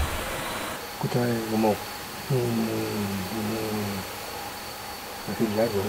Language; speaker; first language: Spanish; native; Spanish